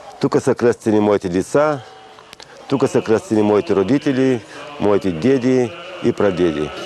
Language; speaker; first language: Bulgarian; native; Bulgarian